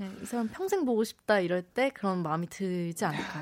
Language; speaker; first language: Korean; native; Korean